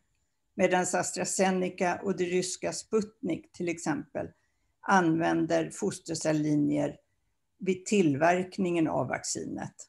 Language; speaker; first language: Swedish; native; Swedish